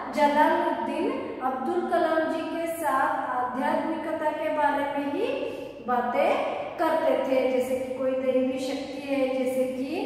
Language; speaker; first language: Hindi; non-native, local second language; Kannada